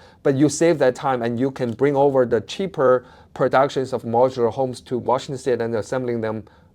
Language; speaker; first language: English; non-native, fluent; Chinese